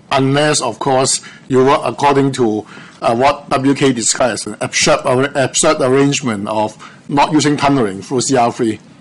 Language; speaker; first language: English; non-native, local second language; Cantonese